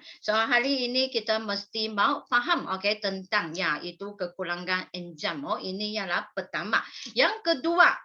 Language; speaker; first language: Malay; non-native, local second language; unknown